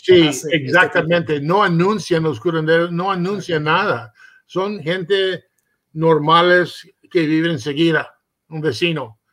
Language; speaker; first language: Spanish; early bilingual, heritage; Spanish